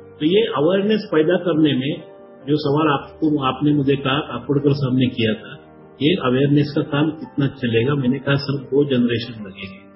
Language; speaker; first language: Hindi; non-native, local second language; Marathi